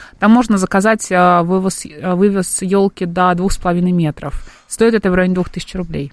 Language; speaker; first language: Russian; native; Russian